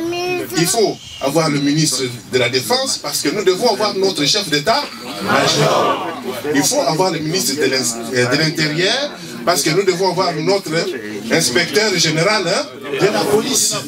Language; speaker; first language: French; non-native, local second language; Lingala